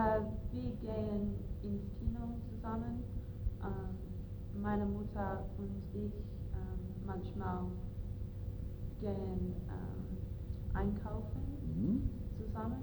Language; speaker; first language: German; non-native, learner; English